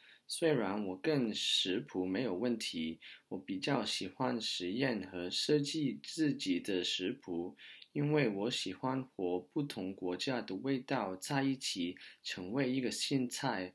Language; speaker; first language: Chinese; non-native, learner; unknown